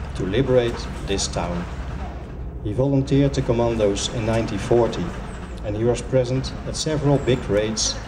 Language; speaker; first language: English; non-native, fluent; Dutch